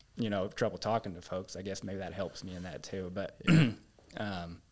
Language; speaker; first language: English; native; English